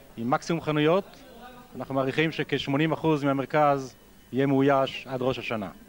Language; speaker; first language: Hebrew; native; Hebrew